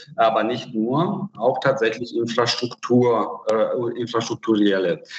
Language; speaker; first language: German; non-native, fluent; Hungarian